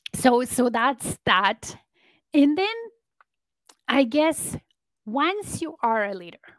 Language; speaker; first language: English; non-native, fluent; Polish